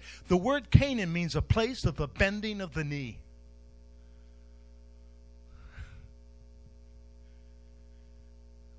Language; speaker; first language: English; native; English